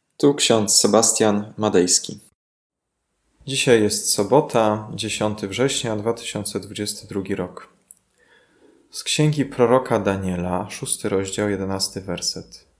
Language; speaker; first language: Polish; native; Polish